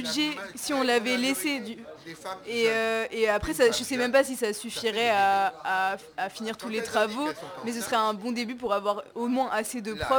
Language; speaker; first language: French; native; French